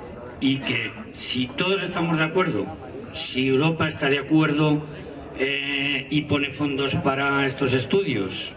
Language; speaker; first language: Spanish; native; Spanish